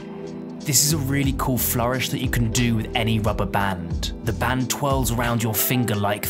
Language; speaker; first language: English; native; English